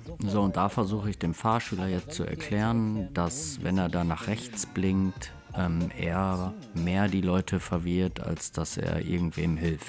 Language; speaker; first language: German; native; German